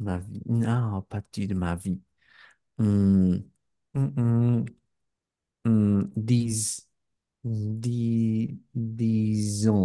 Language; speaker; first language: French; non-native, learner; Spanish